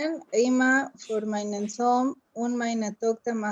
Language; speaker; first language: German; non-native, learner; Spanish